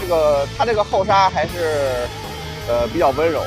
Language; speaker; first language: Chinese; native; Chinese